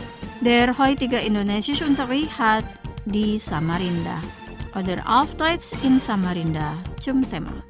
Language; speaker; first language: German; non-native, fluent; Indonesian